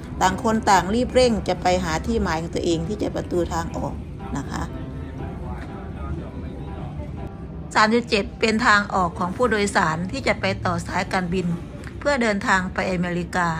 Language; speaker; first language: Thai; native; Thai